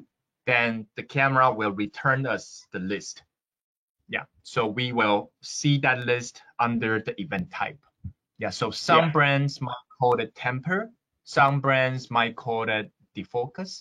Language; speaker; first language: English; non-native, fluent; Chinese